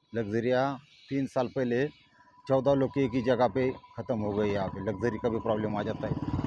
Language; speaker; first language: Hindi; non-native, local second language; Marathi